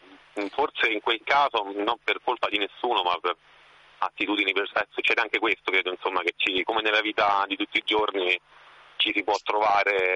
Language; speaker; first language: Italian; native; Italian